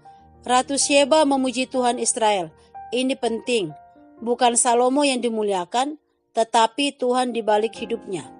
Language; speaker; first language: Indonesian; native; Indonesian